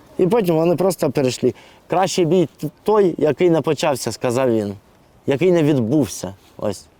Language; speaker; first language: Ukrainian; non-native, local second language; Russian